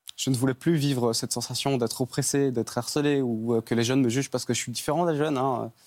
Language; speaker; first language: French; native; French